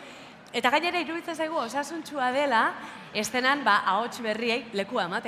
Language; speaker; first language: Basque; native; Basque